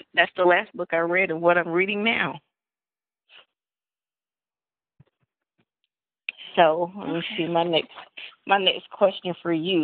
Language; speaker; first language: English; native; English